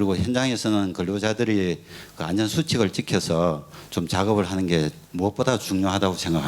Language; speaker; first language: Korean; native; Korean